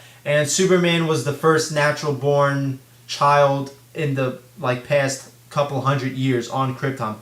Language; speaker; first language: English; native; English